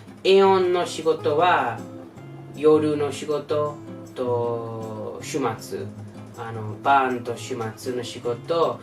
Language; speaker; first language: Japanese; non-native, learner; English